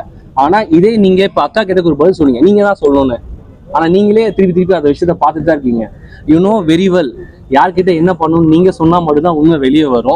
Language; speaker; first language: Tamil; native; Tamil